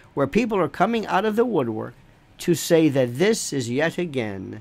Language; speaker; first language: English; native; English